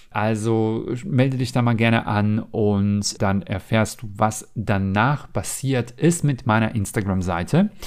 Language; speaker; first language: German; non-native, fluent; Macedonian